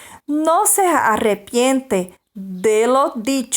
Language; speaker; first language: Spanish; non-native, fluent; Portuguese